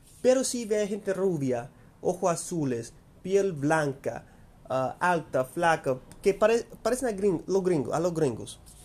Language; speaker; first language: Spanish; non-native, fluent; English